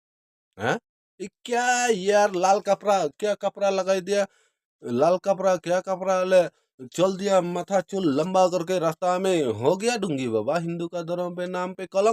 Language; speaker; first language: Hindi; non-native, local second language; Khasi